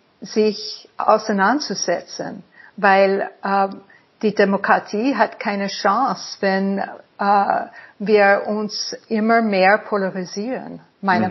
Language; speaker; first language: German; non-native, fluent; English